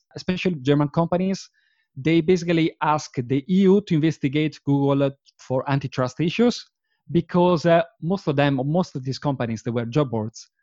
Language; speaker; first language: English; non-native, fluent; Italian